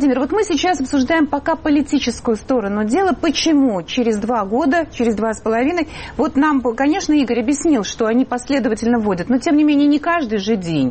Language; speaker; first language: Russian; native; Russian